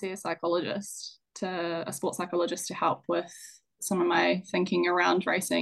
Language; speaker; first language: English; native; English